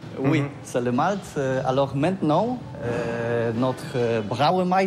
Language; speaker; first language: French; non-native, learner; Polish